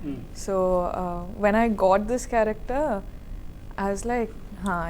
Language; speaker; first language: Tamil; non-native, learner; Kannada